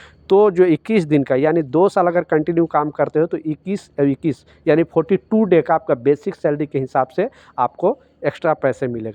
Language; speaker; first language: Hindi; native; Hindi